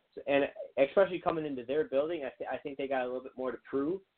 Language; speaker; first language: English; native; English